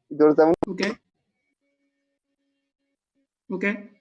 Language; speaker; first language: English; non-native, fluent; Chinese